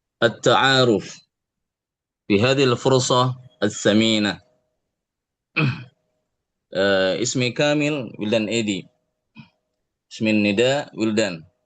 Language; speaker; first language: Arabic; non-native, learner; Indonesian